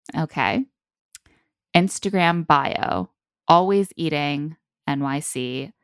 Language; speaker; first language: English; native; English